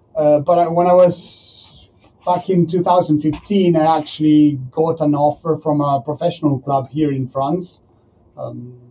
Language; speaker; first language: English; non-native, fluent; Spanish